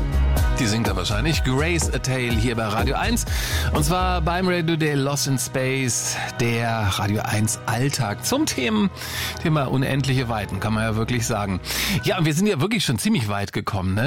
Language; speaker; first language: German; native; German